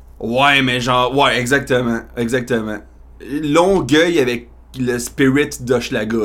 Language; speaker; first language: French; native; French